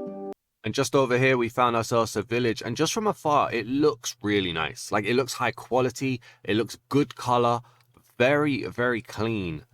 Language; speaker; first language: English; native; English